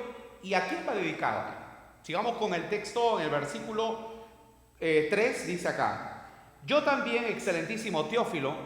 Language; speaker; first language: Spanish; native; Spanish